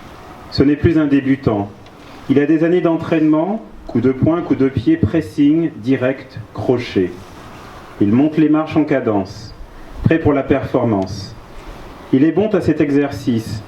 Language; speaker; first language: French; native; French